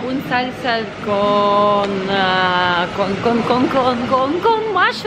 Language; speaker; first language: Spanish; non-native, learner; Ukrainian